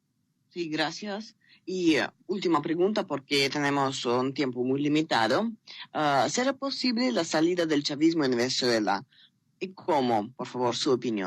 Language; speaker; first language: Spanish; non-native, learner; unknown